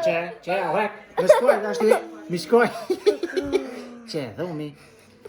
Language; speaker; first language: Albanian; native; Albanian